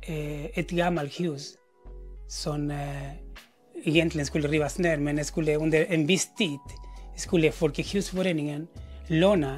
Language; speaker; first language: Swedish; non-native, fluent; Spanish